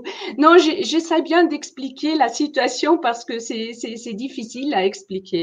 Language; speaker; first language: French; non-native, fluent; German